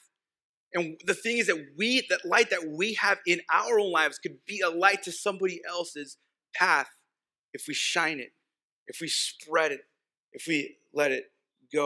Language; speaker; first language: English; early bilingual, other home language; Spanish